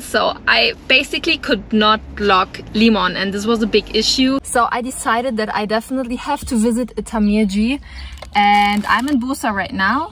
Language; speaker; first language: English; non-native, fluent; German